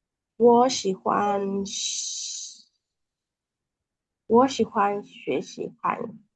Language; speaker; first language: Chinese; non-native, learner; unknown